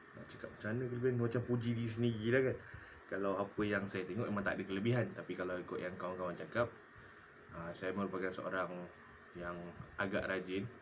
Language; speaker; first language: Malay; native; Malay